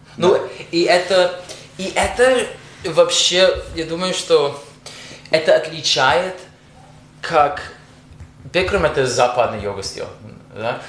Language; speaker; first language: Russian; non-native, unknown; English